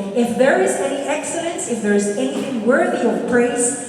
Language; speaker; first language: English; non-native, local second language; Filipino